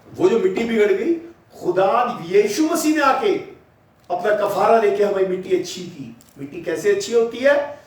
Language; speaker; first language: Hindi; non-native, local second language; Punjabi